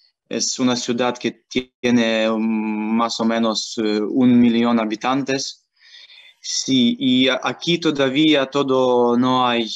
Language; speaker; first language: Spanish; non-native, learner; Ukrainian